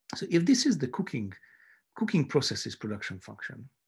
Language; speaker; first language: English; non-native, fluent; Hungarian